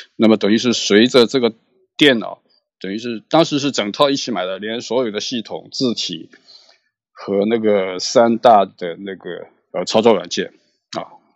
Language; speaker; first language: Chinese; native; Chinese